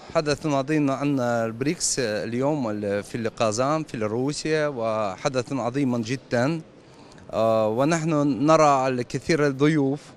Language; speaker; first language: Arabic; non-native, fluent; Russian